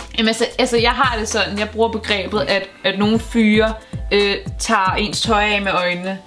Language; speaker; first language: Danish; native; Danish